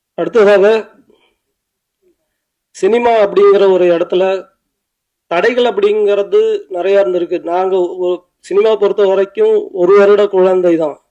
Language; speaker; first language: Tamil; native; Tamil